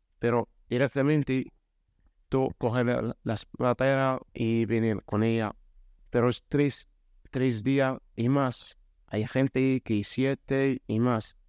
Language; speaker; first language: Spanish; non-native, learner; Arabic